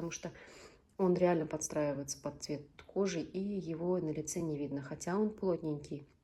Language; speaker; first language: Russian; native; Russian